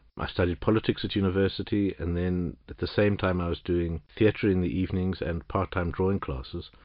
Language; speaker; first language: English; native; English